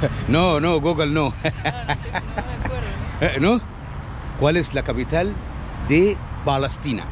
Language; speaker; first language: Spanish; non-native, learner; Arabic